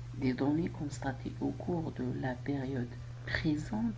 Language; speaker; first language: French; non-native, local second language; Arabic